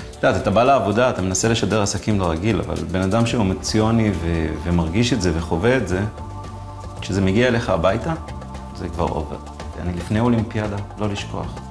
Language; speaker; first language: Hebrew; non-native, local second language; Arabic